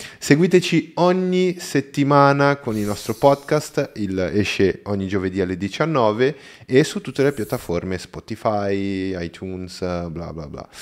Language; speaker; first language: Italian; native; Italian